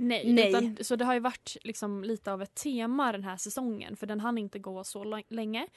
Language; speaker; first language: Swedish; native; Swedish